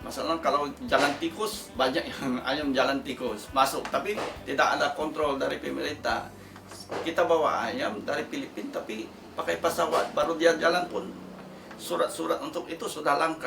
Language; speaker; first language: Indonesian; non-native, local second language; Tetum